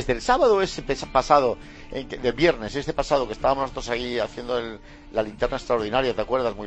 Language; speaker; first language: Spanish; native; Spanish